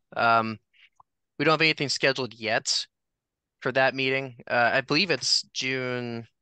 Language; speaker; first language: English; native; English